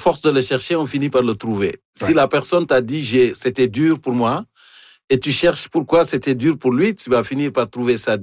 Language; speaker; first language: French; native; French